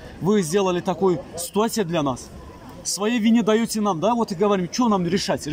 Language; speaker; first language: Russian; non-native, learner; Azerbaijani